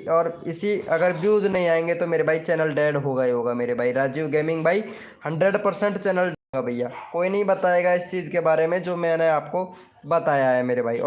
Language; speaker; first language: Hindi; native; Hindi